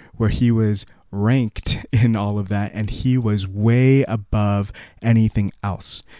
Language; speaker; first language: English; early bilingual, other home language; Korean